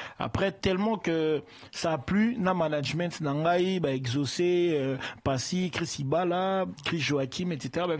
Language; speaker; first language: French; early bilingual, other home language; Lingala